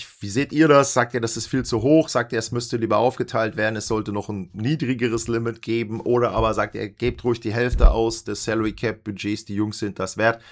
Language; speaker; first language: German; native; German